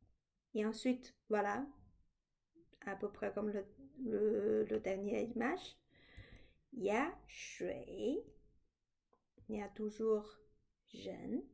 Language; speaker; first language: French; non-native, fluent; Chinese